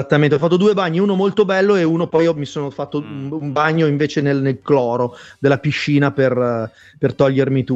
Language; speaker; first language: Italian; native; Italian